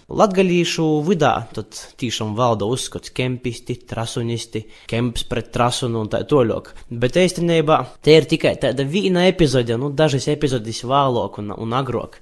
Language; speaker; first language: Latvian; native; Latvian